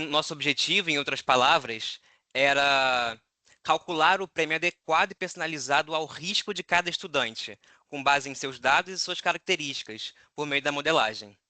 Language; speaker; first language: Portuguese; native; Portuguese